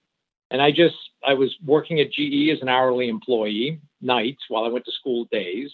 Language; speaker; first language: English; early bilingual, other home language; French